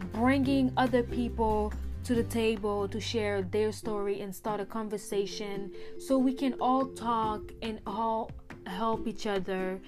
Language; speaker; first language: English; early bilingual, other home language; Haitian Creole